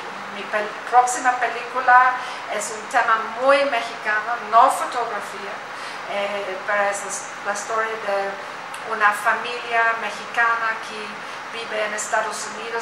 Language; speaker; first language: Spanish; non-native, learner; English